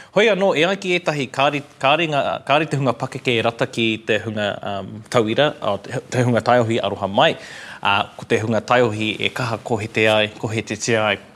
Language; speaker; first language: Māori; non-native, local second language; English